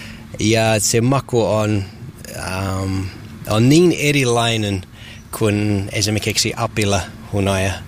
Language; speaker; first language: Finnish; non-native, learner; English